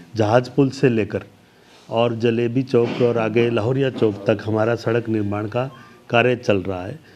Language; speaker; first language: Hindi; native; Hindi